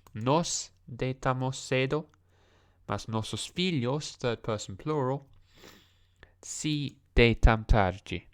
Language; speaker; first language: Portuguese; non-native, learner; English